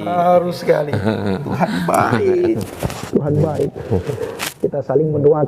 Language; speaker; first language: Malay; native; Malay